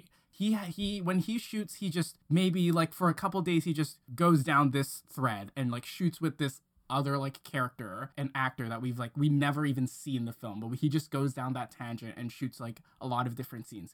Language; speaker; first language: English; non-native, local second language; Cantonese